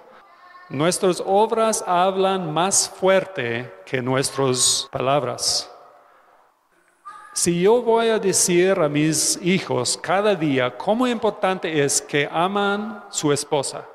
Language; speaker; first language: Spanish; non-native, fluent; English